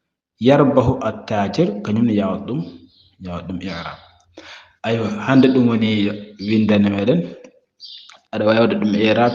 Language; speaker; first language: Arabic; non-native, fluent; Fula